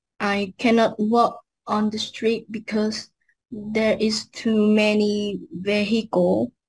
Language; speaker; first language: English; non-native, learner; Vietnamese